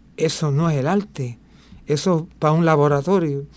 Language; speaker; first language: Spanish; early bilingual, heritage; Spanish